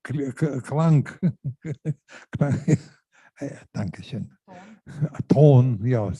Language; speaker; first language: German; non-native, learner; Lithuanian